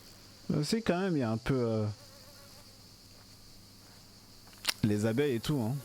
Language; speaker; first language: French; native; French